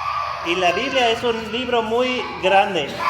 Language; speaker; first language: Spanish; non-native, fluent; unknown